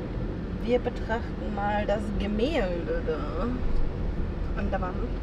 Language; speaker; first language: German; native; German